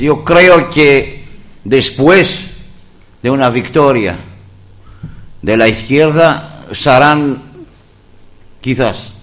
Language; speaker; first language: Spanish; non-native, learner; Greek